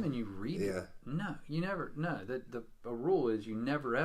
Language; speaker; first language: English; native; English